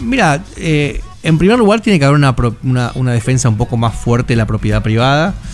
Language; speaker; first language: Spanish; native; Spanish